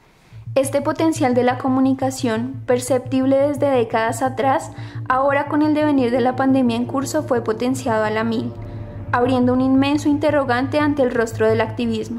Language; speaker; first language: Spanish; native; Spanish